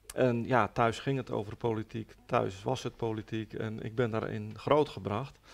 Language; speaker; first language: Dutch; native; Dutch